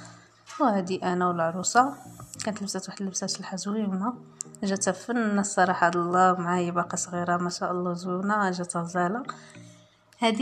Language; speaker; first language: Arabic; native; Arabic